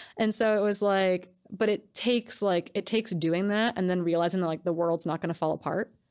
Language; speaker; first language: English; native; English